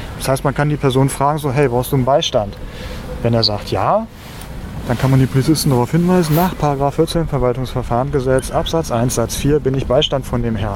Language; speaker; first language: German; native; German